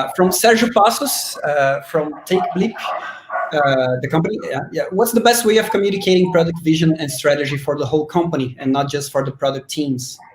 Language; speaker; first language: English; non-native, fluent; Portuguese